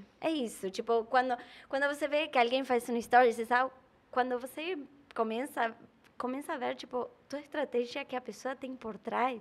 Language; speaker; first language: Portuguese; non-native, fluent; Spanish